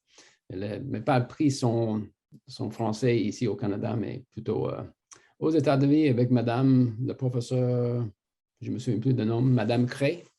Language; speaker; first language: French; non-native, fluent; English